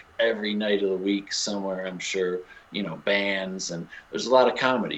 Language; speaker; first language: English; native; English